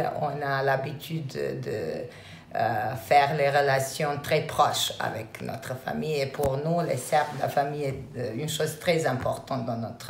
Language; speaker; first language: French; non-native, fluent; Serbian